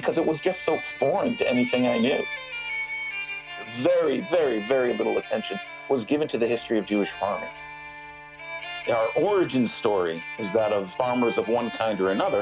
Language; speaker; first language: English; native; English